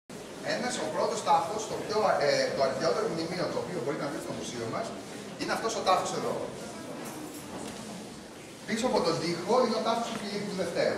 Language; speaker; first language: Greek; native; Greek